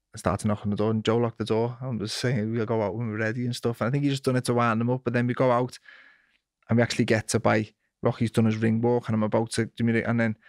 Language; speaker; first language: English; native; English